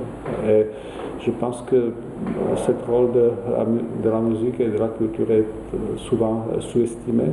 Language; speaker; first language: French; non-native, fluent; Czech